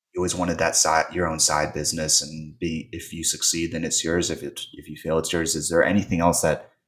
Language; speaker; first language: English; native; English